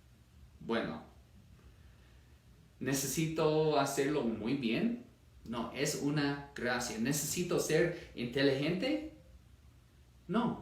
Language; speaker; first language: Spanish; non-native, fluent; English